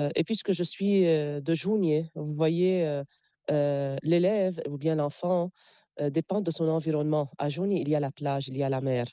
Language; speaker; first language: French; non-native, local second language; Arabic